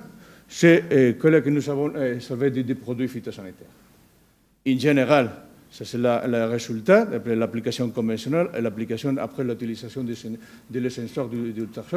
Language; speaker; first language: French; non-native, learner; Spanish